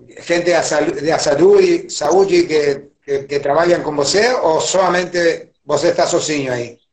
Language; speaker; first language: Portuguese; non-native, learner; Spanish